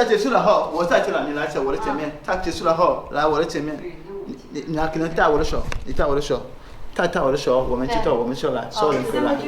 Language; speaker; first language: Chinese; non-native, learner; French